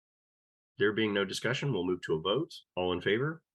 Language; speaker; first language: English; native; English